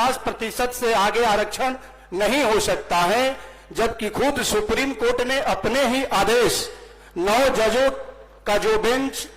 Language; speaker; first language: Hindi; native; Hindi